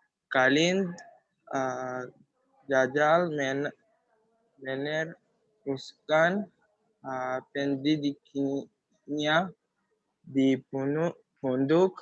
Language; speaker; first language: Indonesian; non-native, learner; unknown